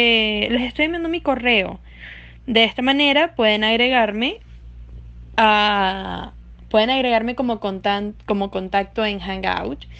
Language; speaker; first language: Spanish; native; Spanish